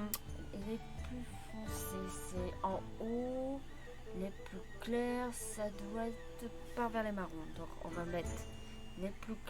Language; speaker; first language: French; native; French